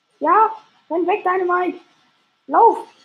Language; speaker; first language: German; native; German